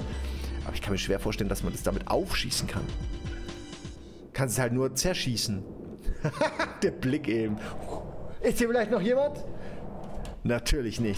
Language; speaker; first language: German; native; German